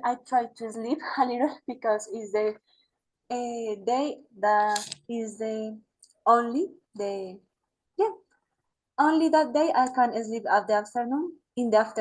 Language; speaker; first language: English; non-native, learner; Spanish